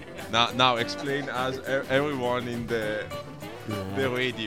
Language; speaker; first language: English; non-native, fluent; Italian